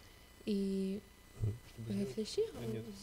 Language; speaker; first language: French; non-native, learner; Russian